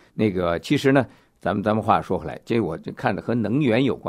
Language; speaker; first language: Chinese; native; Chinese